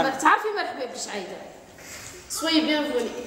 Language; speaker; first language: French; non-native, learner; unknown